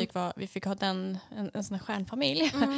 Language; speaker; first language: Swedish; native; Swedish